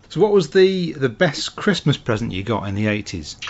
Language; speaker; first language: English; native; English